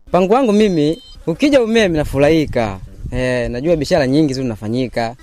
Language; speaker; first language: Swahili; non-native, local second language; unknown